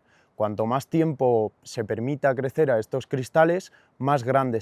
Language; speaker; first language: Spanish; native; Spanish